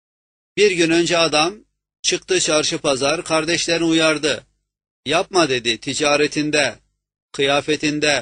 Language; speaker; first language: Turkish; native; Turkish